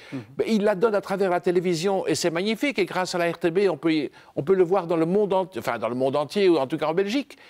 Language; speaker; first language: French; native; French